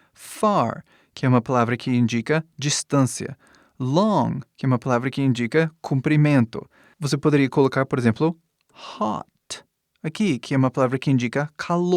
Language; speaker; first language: Portuguese; non-native, fluent; English